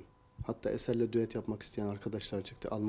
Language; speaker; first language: Turkish; native; Turkish